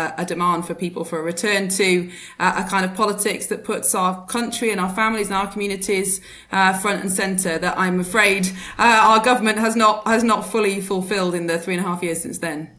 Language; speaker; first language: English; native; English